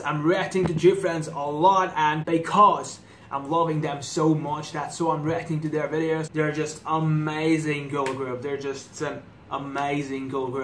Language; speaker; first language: English; non-native, fluent; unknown